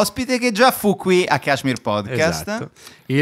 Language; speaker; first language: Italian; native; Italian